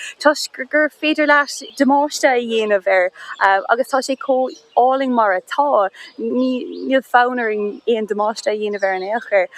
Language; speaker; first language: Irish; non-native, local second language; English